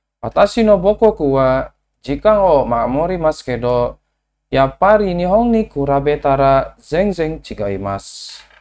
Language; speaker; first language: Japanese; non-native, learner; Indonesian